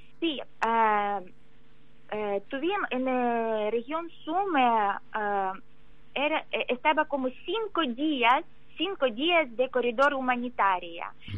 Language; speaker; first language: Spanish; non-native, learner; Ukrainian